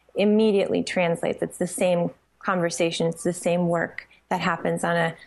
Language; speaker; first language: English; native; English